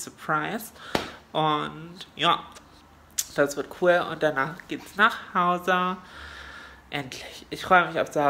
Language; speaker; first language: German; native; German